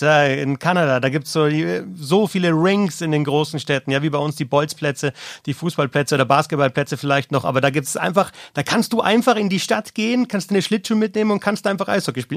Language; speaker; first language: German; native; German